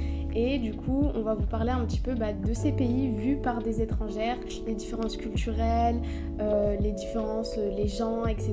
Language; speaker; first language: French; native; French